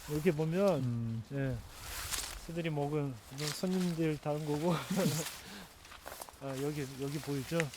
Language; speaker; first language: Korean; non-native, fluent; Russian